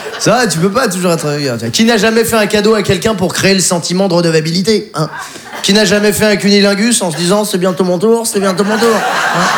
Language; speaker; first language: French; native; French